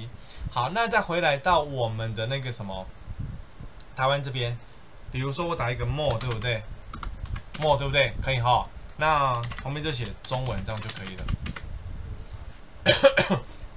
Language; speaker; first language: Chinese; native; Chinese